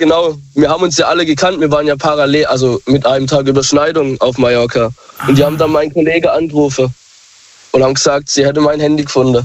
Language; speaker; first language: German; native; German